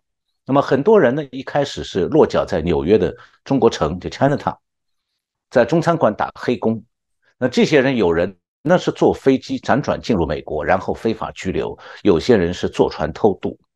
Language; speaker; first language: Chinese; native; Chinese